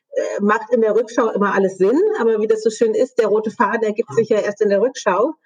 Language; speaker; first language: German; native; German